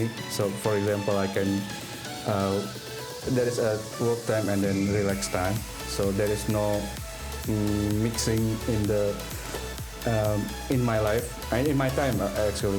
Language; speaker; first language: English; non-native, learner; Indonesian